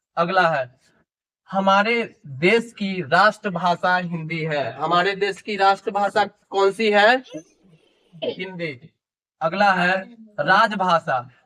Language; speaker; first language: Hindi; native; Hindi